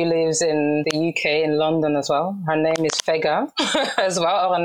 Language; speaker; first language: English; non-native, fluent; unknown